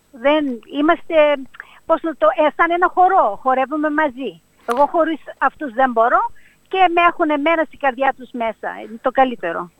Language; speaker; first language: Greek; early bilingual, heritage; Greek